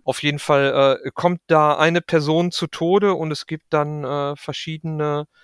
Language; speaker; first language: German; native; German